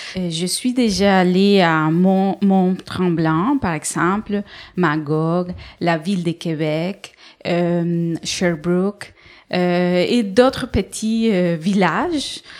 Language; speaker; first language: French; non-native, fluent; Spanish